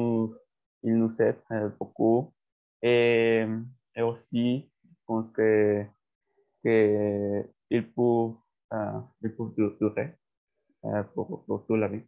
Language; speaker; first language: French; non-native, learner; Spanish